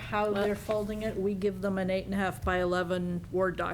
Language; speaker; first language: English; native; English